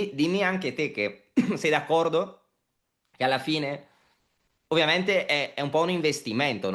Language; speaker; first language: Italian; native; Italian